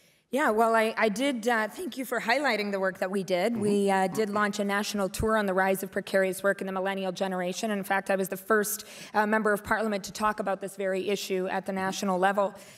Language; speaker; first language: English; native; English